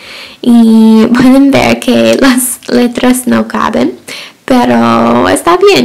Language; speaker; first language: Spanish; non-native, fluent; English